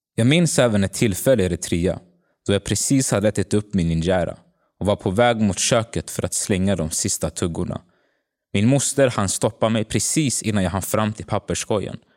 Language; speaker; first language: Swedish; early bilingual, other home language; Tigrinya